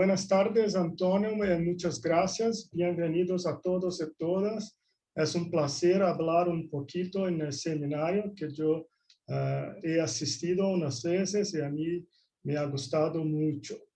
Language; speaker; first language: Spanish; non-native, fluent; Portuguese